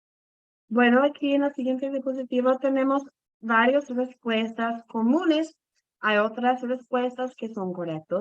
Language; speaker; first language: Spanish; non-native, fluent; English